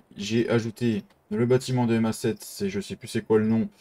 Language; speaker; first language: French; native; French